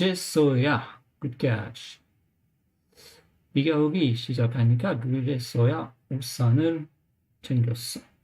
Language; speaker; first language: Korean; non-native, learner; English